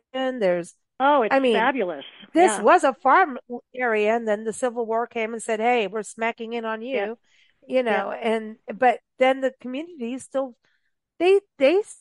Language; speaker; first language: English; native; English